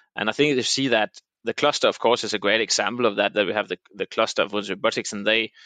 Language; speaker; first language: English; non-native, fluent; Danish